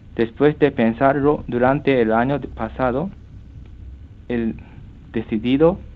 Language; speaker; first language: Spanish; non-native, fluent; Japanese